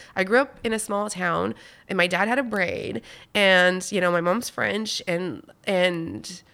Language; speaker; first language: English; non-native, fluent; French